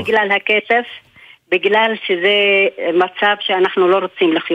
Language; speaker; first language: Hebrew; non-native, local second language; Arabic